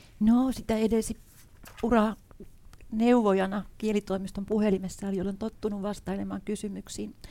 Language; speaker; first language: Finnish; native; Finnish